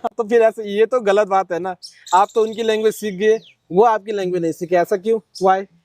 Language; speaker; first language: Hindi; native; Hindi